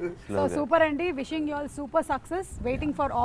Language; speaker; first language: Telugu; native; Telugu